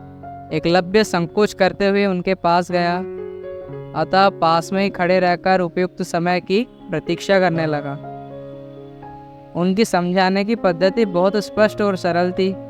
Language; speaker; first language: Hindi; native; Hindi